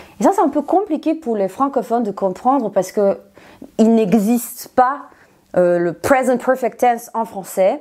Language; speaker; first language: French; non-native, fluent; Serbian